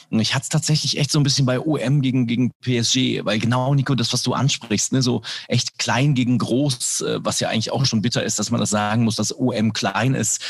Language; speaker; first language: German; early bilingual, other home language; Indonesian